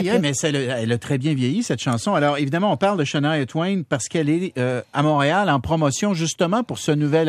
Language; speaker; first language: French; native; French